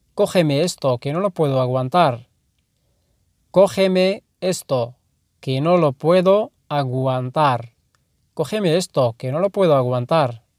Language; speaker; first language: Spanish; non-native, fluent; Arabic